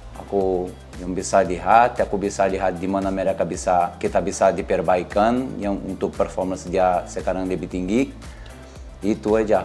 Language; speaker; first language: Indonesian; non-native, learner; Portuguese